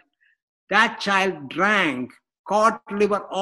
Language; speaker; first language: English; non-native, local second language; Malayalam